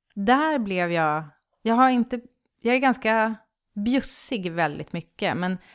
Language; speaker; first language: Swedish; native; Swedish